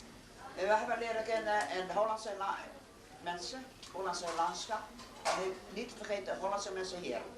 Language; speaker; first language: Dutch; non-native, learner; Estonian